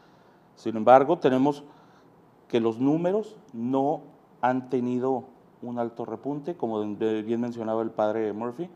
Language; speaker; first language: Spanish; native; Spanish